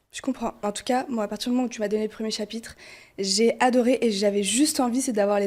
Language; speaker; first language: French; early bilingual, other home language; Portuguese